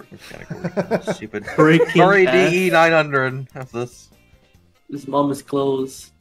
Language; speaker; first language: English; native; English